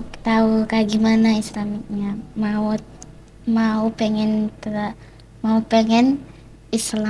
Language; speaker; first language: Indonesian; early bilingual, heritage; Indonesian